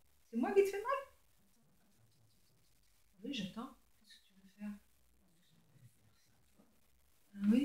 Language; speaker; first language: French; native; French